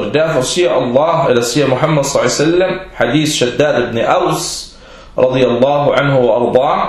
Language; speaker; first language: Danish; early bilingual, other home language; Arabic